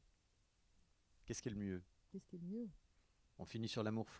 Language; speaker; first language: French; native; French